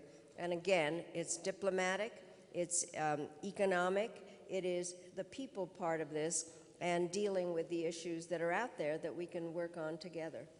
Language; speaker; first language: English; early bilingual, other home language; Czech